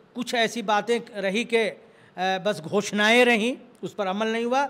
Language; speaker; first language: Hindi; native; Hindi